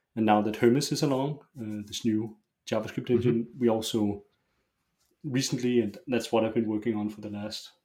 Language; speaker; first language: English; non-native, fluent; Danish